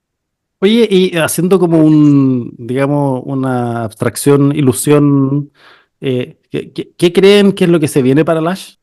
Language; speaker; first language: Spanish; native; Spanish